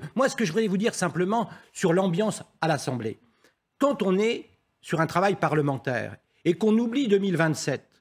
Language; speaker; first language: French; native; French